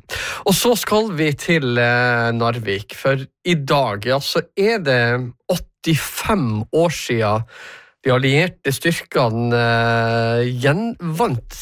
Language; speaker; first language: Norwegian; native; Norwegian